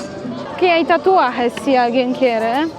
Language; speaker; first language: Spanish; non-native, fluent; Polish